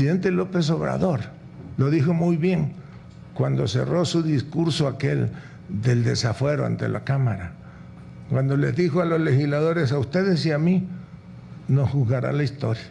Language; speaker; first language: Spanish; native; Spanish